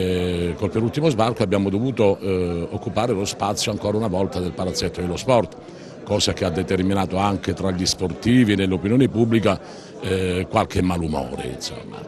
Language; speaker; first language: Italian; native; Italian